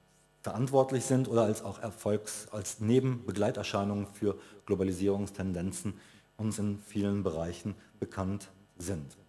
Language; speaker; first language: German; native; German